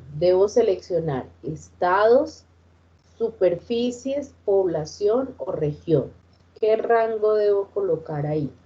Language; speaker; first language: Spanish; native; Spanish